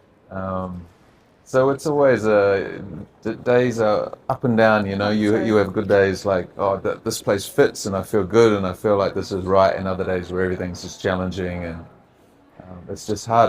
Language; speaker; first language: English; native; English